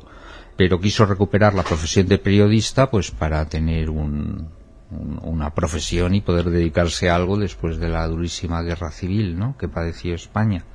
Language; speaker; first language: Spanish; native; Spanish